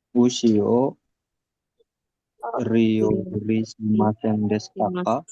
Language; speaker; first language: Japanese; non-native, learner; Indonesian